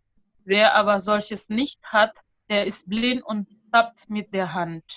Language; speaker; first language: German; non-native, fluent; Indonesian